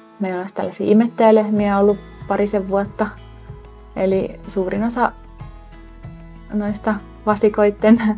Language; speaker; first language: Finnish; native; Finnish